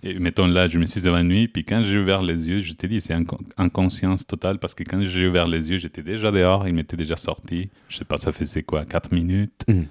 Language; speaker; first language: French; non-native, fluent; Spanish